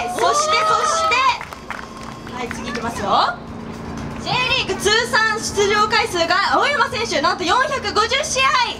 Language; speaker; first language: Japanese; native; Japanese